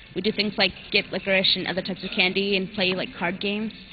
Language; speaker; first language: English; native; English